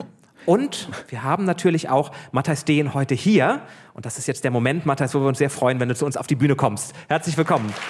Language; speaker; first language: German; native; German